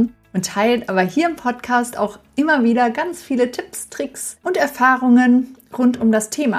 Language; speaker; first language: German; native; German